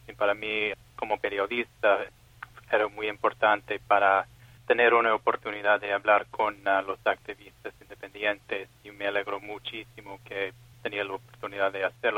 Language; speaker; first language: Spanish; non-native, fluent; English